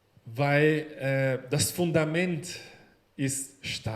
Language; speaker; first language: German; non-native, learner; Portuguese